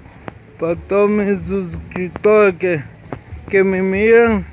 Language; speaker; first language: Spanish; non-native, local second language; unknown